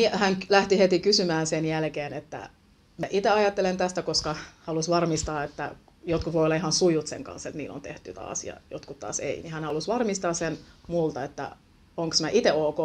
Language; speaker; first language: Finnish; early bilingual, other home language; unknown